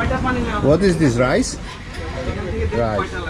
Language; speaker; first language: English; non-native, learner; Polish